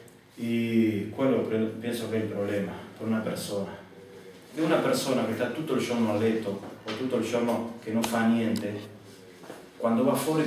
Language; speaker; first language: Italian; non-native, learner; Spanish